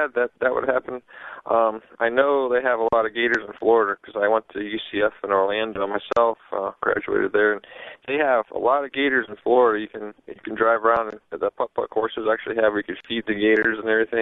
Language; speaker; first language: English; native; English